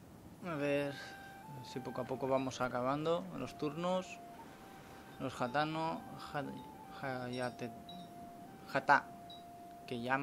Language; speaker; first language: Spanish; native; Spanish